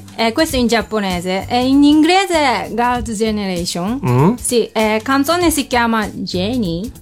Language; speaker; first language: Italian; non-native, learner; Japanese